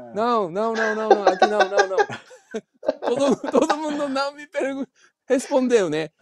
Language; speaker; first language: Portuguese; non-native, learner; Japanese